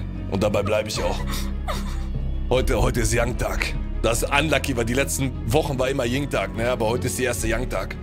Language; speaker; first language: German; native; German